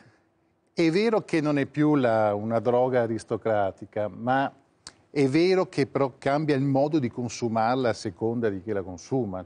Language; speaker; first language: Italian; native; Italian